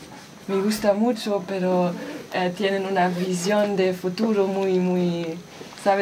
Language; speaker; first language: Spanish; non-native, learner; German